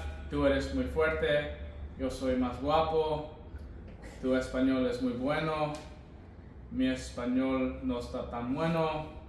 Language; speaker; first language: Spanish; early bilingual, heritage; English